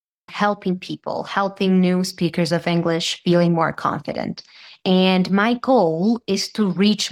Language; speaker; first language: English; non-native, fluent; Serbian